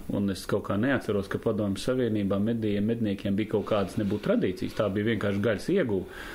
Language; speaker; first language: Latvian; native; Latvian